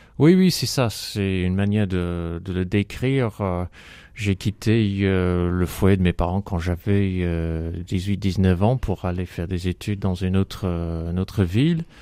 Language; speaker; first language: French; non-native, fluent; English